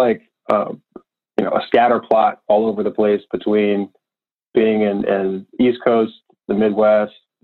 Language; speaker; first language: English; native; English